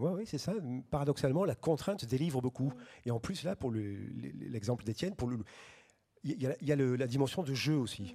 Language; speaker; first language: French; native; French